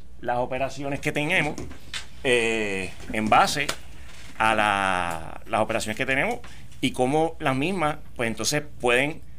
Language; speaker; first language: Spanish; native; Spanish